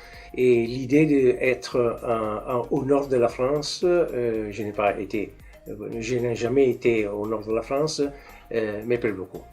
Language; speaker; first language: French; non-native, learner; Italian